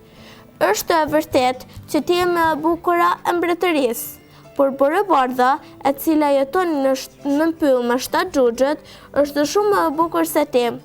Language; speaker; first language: Albanian; native; Albanian